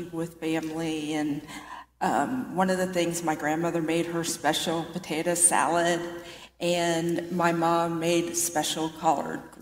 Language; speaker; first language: English; native; English